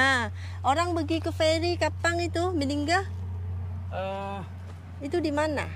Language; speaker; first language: Indonesian; non-native, learner; Vietnamese